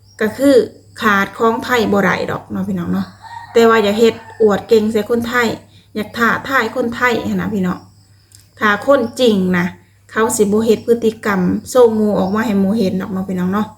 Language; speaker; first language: Thai; non-native, local second language; Lao